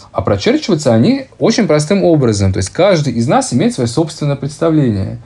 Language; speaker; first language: Russian; native; Russian